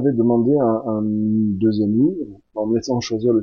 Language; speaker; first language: French; native; French